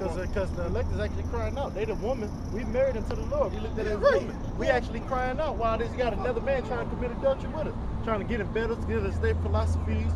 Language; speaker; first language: English; native; English